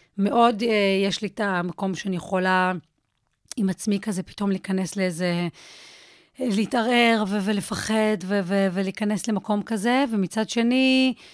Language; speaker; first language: Hebrew; native; Hebrew